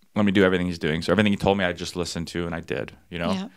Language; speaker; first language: English; native; English